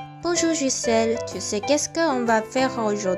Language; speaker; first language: French; non-native, learner; Chinese